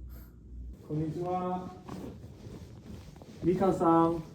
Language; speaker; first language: Japanese; non-native, learner; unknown